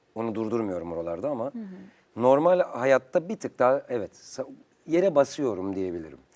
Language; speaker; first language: Turkish; native; Turkish